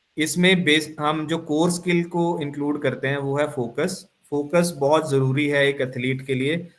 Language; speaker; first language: Hindi; non-native, local second language; Punjabi